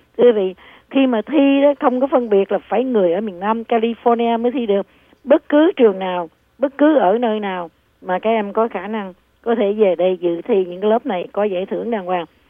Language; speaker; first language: Vietnamese; native; Vietnamese